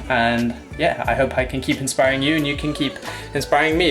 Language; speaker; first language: English; native; English